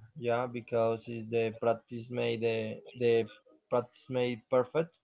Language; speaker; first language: English; non-native, learner; Spanish